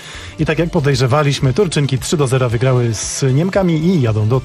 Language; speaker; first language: Polish; native; Polish